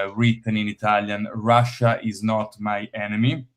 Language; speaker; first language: English; non-native, fluent; Italian